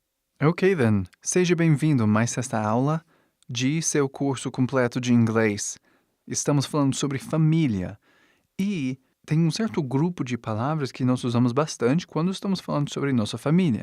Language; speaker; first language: Portuguese; non-native, fluent; English